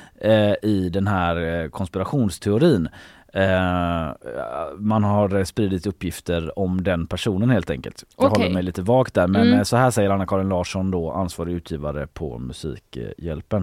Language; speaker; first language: Swedish; native; Swedish